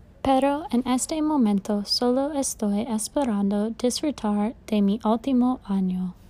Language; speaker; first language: Spanish; non-native, learner; English